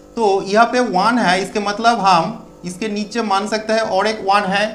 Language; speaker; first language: Hindi; non-native, local second language; Bangla